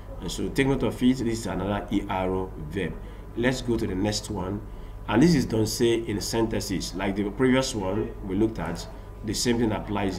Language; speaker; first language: English; non-native, local second language; Yoruba